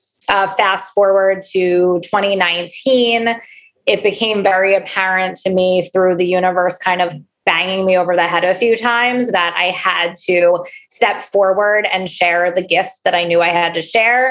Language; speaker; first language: English; native; English